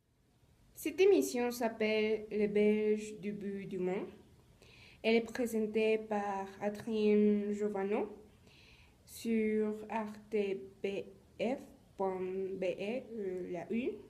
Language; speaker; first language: French; non-native, learner; Spanish